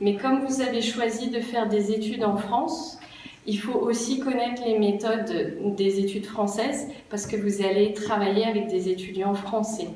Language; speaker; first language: French; native; French